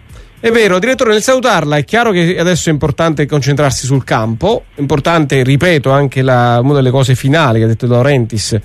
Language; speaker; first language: Italian; native; Italian